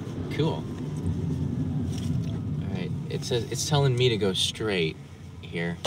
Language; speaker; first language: English; native; English